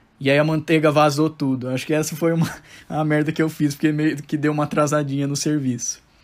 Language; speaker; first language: Portuguese; native; Portuguese